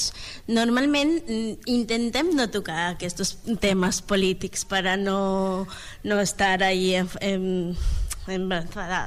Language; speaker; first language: Catalan; non-native, learner; Spanish